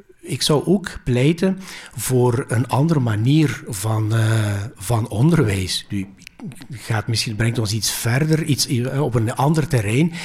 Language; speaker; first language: Dutch; early bilingual, other home language; Greek